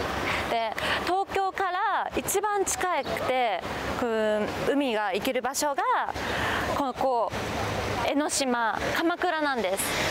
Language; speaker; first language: Korean; non-native, learner; Japanese